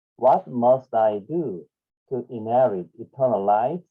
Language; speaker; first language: English; non-native, fluent; Korean